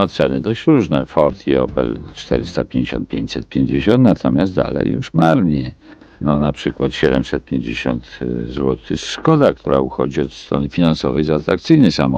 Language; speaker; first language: Polish; native; Polish